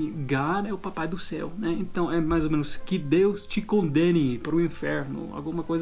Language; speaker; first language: Portuguese; non-native, fluent; English